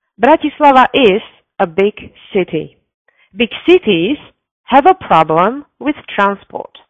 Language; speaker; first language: English; non-native, fluent; Slovak